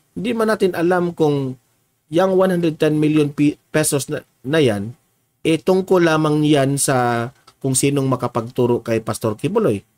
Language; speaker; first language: Filipino; native; Filipino